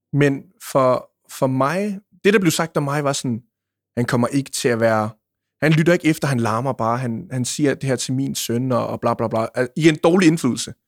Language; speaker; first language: Danish; early bilingual, other home language; Punjabi